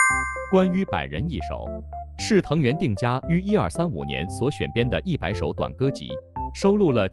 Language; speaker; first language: Chinese; native; Chinese